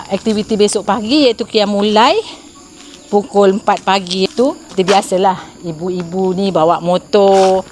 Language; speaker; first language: Malay; native; Malay